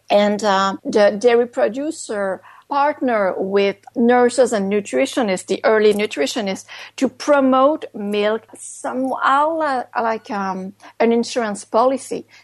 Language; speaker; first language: English; non-native, fluent; French